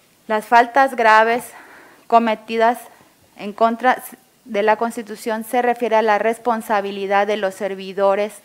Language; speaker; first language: Spanish; native; Spanish